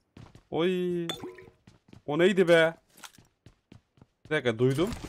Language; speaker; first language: Turkish; native; Turkish